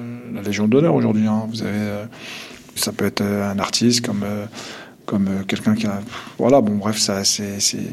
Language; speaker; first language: French; non-native, local second language; Kabyle